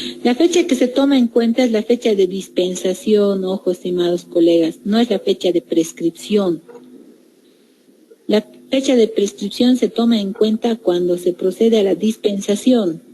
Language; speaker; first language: Spanish; native; Spanish